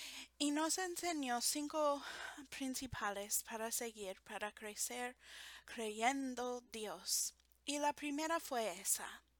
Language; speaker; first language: Spanish; non-native, fluent; English